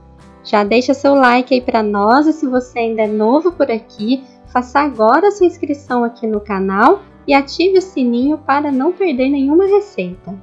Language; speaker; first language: Portuguese; native; Portuguese